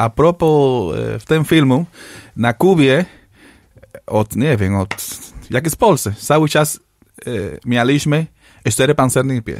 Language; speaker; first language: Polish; non-native, learner; Spanish